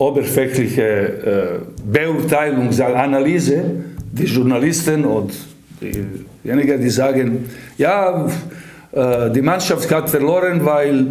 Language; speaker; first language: German; non-native, fluent; Serbian